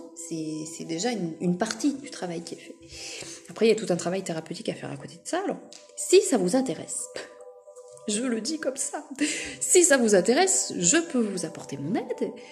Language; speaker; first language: French; native; French